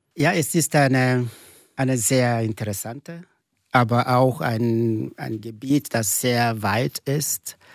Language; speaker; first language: German; non-native, fluent; Igbo